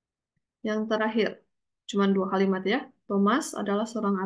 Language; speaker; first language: Indonesian; native; Indonesian